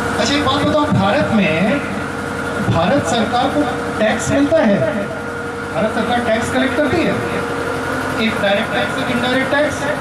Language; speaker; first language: Hindi; native; Hindi